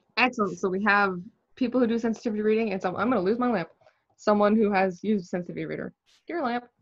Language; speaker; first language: English; native; English